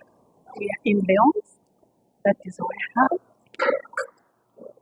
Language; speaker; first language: English; non-native, fluent; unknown